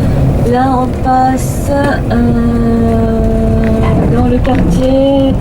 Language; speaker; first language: French; non-native, fluent; Japanese